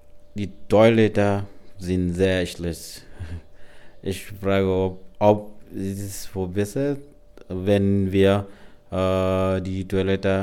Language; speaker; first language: German; non-native, learner; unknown